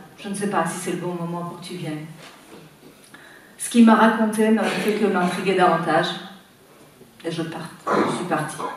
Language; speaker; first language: French; non-native, fluent; Persian